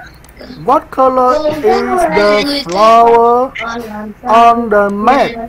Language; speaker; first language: English; non-native, learner; Vietnamese